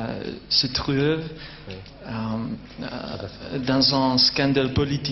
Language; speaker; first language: French; non-native, learner; English